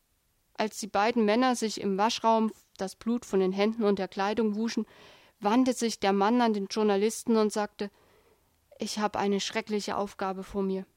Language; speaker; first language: German; native; German